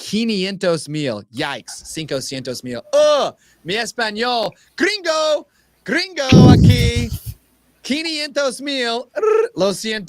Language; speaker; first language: Spanish; non-native, learner; English